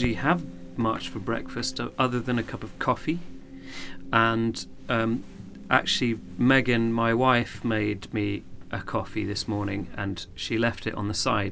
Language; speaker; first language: English; native; English